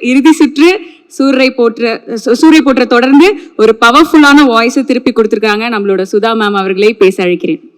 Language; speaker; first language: Tamil; native; Tamil